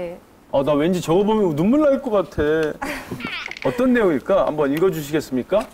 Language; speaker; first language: Korean; native; Korean